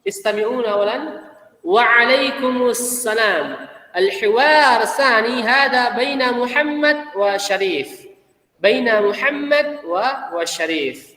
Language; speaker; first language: Arabic; non-native, fluent; Indonesian